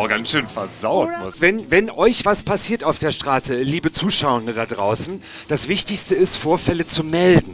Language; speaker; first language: German; native; German